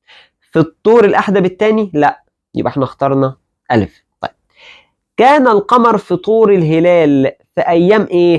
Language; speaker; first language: Arabic; native; Arabic